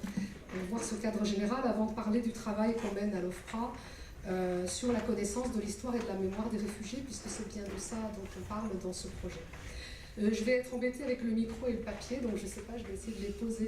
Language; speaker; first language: French; native; French